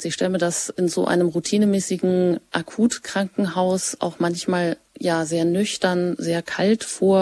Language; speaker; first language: German; native; German